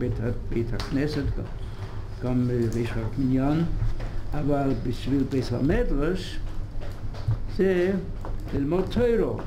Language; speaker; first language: Hebrew; non-native, fluent; English